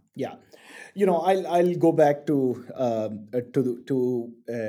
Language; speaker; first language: English; non-native, local second language; Tamil